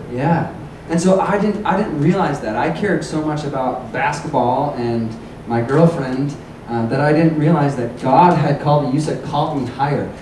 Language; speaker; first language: English; native; English